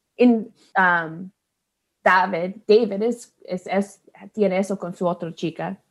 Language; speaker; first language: Spanish; non-native, learner; English